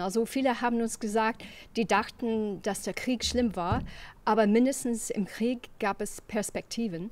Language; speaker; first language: German; non-native, fluent; English